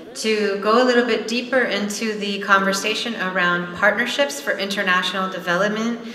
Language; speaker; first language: English; native; English